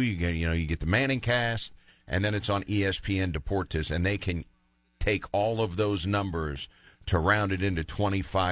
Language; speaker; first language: English; native; English